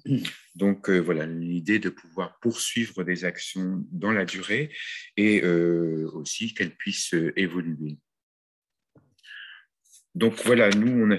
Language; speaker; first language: French; native; French